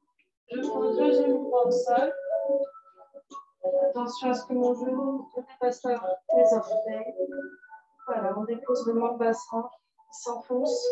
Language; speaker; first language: French; native; French